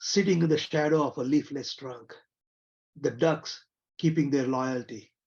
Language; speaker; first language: English; non-native, local second language; Marathi